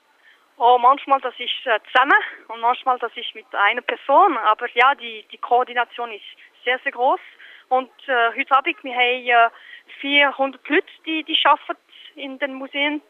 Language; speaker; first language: German; non-native, local second language; French